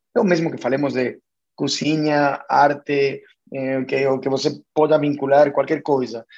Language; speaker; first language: Portuguese; non-native, fluent; Spanish